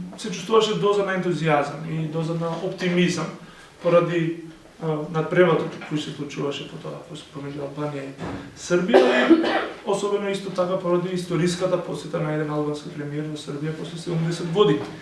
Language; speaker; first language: Macedonian; non-native, local second language; Albanian